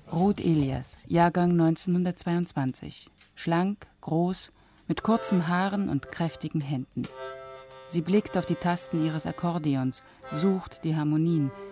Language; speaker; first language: German; native; German